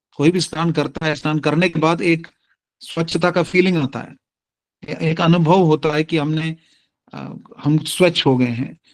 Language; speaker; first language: Hindi; non-native, local second language; Tamil